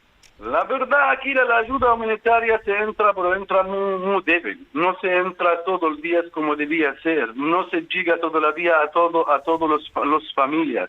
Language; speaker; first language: Spanish; non-native, fluent; Arabic